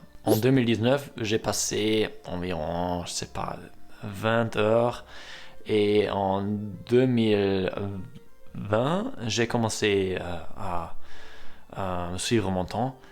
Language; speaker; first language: French; non-native, learner; German